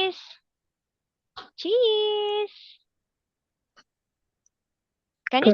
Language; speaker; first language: English; non-native, local second language; Filipino